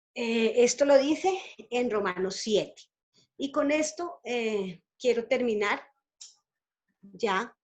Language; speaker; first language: Spanish; native; Spanish